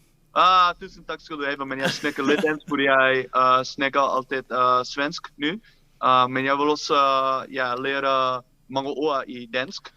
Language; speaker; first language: Danish; non-native, learner; Dutch